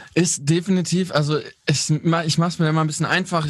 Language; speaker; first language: German; native; German